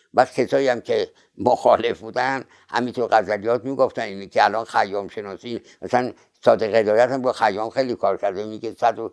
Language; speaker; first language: Persian; native; Persian